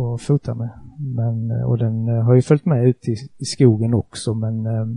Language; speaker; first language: Swedish; native; Swedish